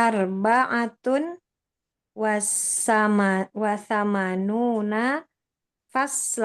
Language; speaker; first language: Arabic; non-native, learner; Indonesian